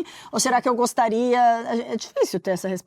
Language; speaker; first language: Portuguese; native; Portuguese